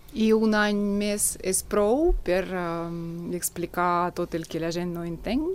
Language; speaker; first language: Catalan; non-native, fluent; Russian